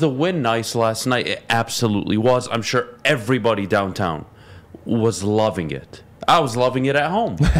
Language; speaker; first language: English; native; English